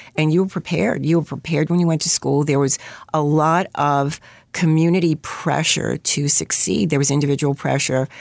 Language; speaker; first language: English; native; English